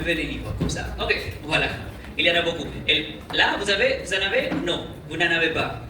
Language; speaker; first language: French; non-native, fluent; Spanish